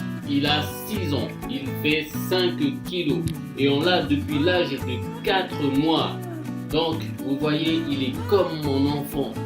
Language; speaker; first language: French; non-native, fluent; Japanese